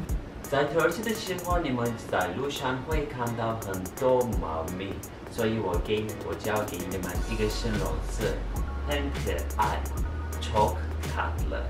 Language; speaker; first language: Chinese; non-native, learner; Turkish